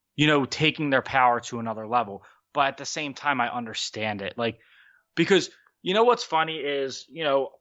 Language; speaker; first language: English; native; English